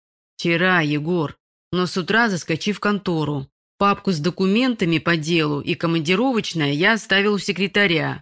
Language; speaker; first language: Russian; native; Russian